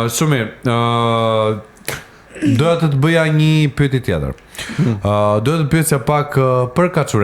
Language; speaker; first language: Albanian; native; Albanian